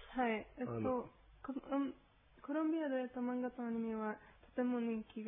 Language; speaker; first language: Japanese; non-native, learner; Spanish